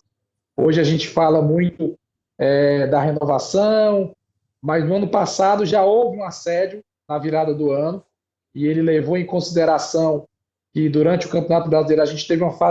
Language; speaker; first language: Portuguese; native; Portuguese